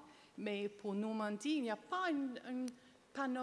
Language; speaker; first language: French; non-native, learner; English